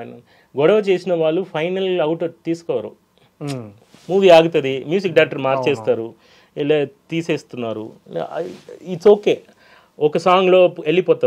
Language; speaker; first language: Telugu; non-native, local second language; Tamil